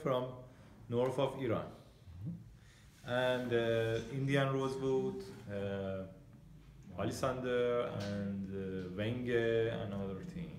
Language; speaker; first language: English; non-native, learner; Persian